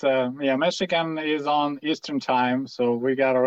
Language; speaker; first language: English; non-native, fluent; Russian